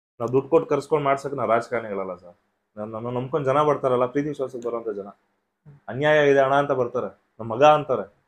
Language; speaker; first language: Kannada; non-native, local second language; Telugu